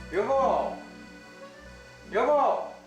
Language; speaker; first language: Korean; native; Korean